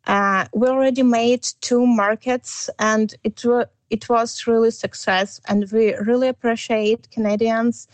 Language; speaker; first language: English; non-native, learner; Ukrainian